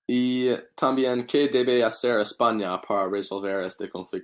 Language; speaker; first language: Spanish; non-native, learner; English